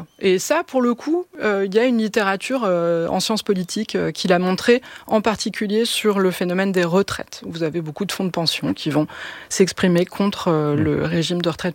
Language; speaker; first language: French; native; French